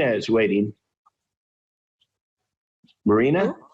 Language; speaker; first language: English; native; English